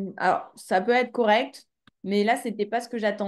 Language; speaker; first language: French; native; French